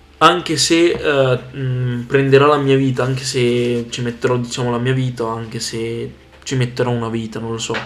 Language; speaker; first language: Italian; early bilingual, other home language; Arabic